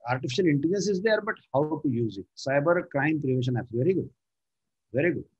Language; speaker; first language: English; non-native, local second language; Marathi